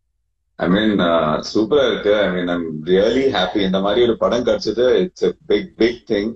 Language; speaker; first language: Tamil; non-native, fluent; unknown